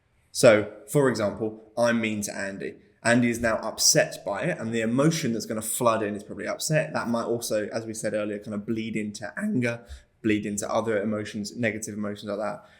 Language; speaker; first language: English; native; English